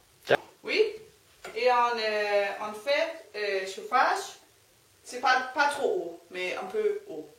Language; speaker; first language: French; non-native, learner; Danish